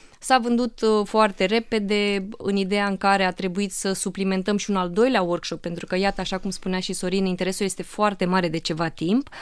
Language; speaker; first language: Romanian; non-native, local second language; Russian